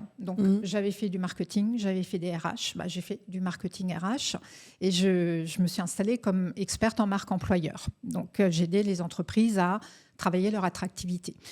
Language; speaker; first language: French; native; French